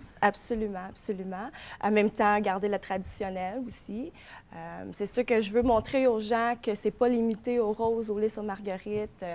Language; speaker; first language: French; non-native, local second language; English